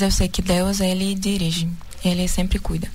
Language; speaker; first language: Portuguese; non-native, learner; Russian